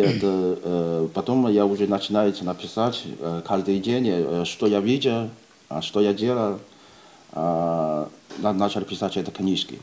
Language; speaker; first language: Russian; non-native, learner; Chinese